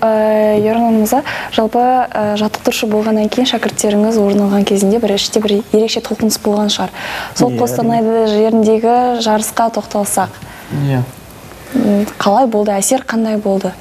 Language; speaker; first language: Kazakh; native; Kazakh